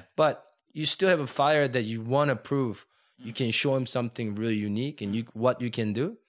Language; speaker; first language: English; non-native, fluent; Korean